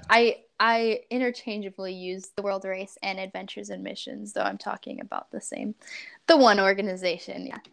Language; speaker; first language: English; native; English